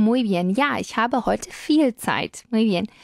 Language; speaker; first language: German; non-native, fluent; Spanish